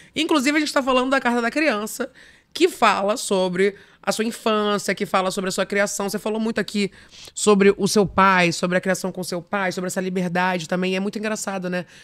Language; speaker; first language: Portuguese; native; Portuguese